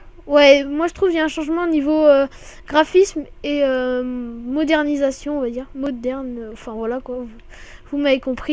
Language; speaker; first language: French; native; French